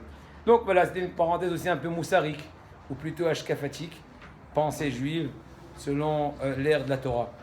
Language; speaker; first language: French; native; French